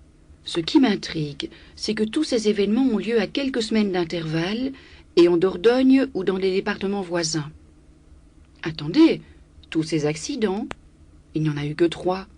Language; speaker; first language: French; native; French